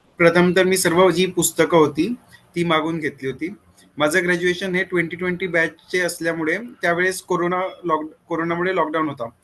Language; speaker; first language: Marathi; native; Marathi